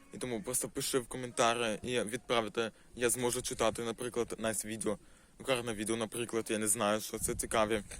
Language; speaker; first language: Ukrainian; non-native, local second language; Russian